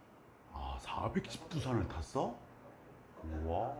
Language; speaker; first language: Korean; native; Korean